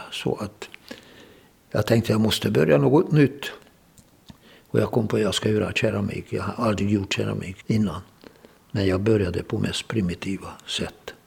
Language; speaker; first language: Swedish; non-native, fluent; Hungarian